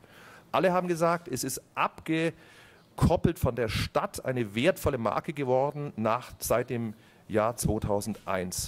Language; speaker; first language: German; native; German